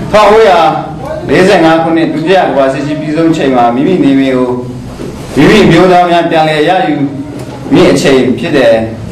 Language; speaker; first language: Burmese; non-native, local second language; Kachin